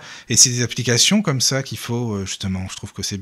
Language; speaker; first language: French; native; French